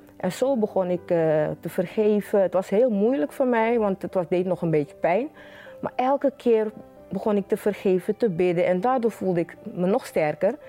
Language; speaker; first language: Dutch; native; Dutch